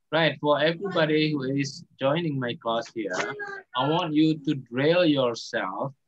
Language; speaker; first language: English; non-native, fluent; Indonesian